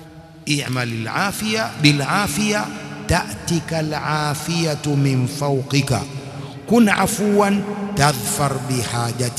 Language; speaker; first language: Arabic; non-native, fluent; Swahili